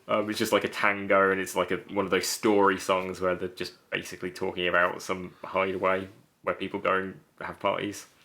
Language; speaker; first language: English; native; English